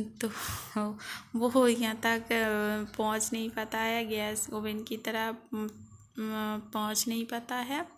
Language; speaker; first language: Hindi; non-native, local second language; Bangla